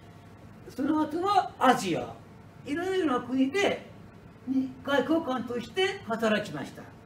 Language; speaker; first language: Japanese; non-native, learner; Persian